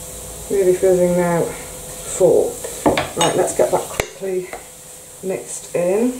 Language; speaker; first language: English; native; English